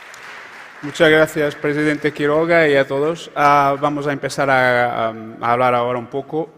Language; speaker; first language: Spanish; non-native, fluent; Portuguese